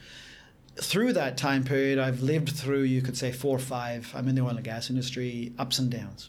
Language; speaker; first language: English; native; English